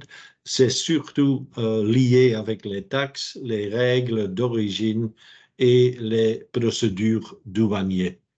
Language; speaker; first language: French; non-native, local second language; Dutch